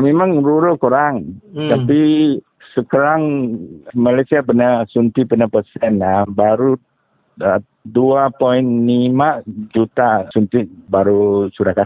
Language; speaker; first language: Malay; non-native, local second language; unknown